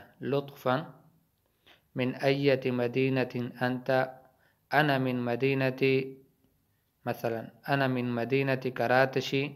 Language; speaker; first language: Arabic; non-native, fluent; Urdu